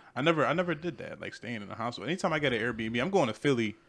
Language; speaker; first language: English; native; English